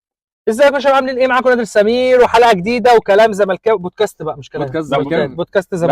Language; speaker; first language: Arabic; native; Arabic